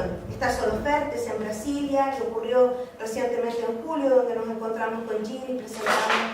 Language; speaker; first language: Spanish; native; Spanish